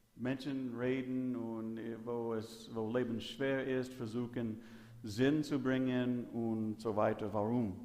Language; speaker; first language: German; non-native, fluent; English